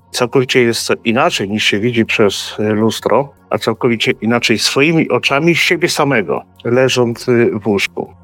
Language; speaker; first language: Polish; early bilingual, heritage; Polish